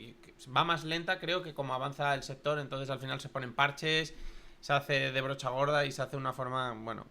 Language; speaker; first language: Spanish; native; Spanish